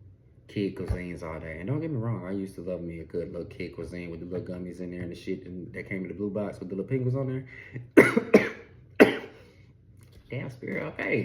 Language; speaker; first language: English; native; English